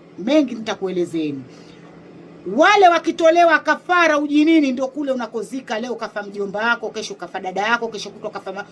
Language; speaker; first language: Swahili; native; Swahili